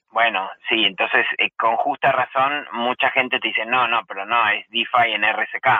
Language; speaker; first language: Spanish; native; Spanish